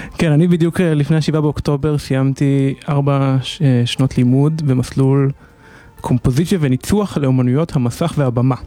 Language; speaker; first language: Hebrew; native; Hebrew